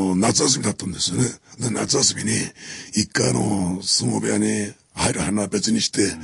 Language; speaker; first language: Japanese; native; Japanese